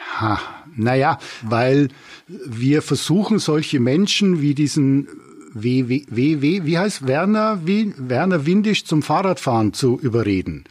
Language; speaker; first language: German; native; German